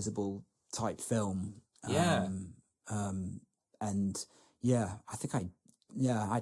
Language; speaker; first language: English; native; English